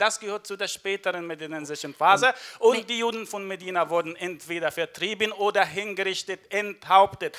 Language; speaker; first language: German; non-native, fluent; Arabic